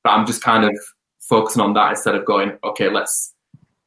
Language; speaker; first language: English; native; English